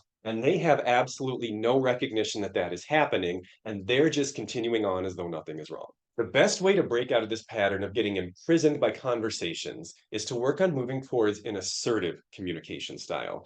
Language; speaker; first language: English; native; English